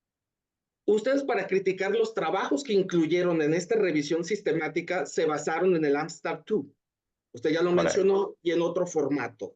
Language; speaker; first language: Spanish; native; Spanish